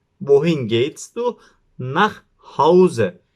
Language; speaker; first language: German; non-native, learner; Turkish